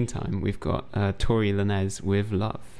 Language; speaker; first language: English; native; English